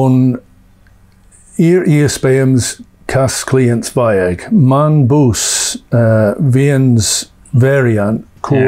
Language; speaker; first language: Latvian; non-native, learner; English